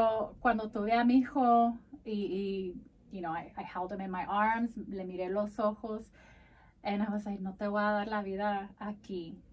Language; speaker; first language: Spanish; early bilingual, heritage; Spanish